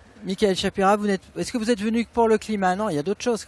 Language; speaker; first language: French; native; French